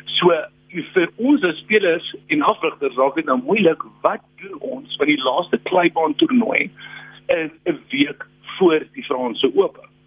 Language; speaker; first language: Afrikaans; native; Afrikaans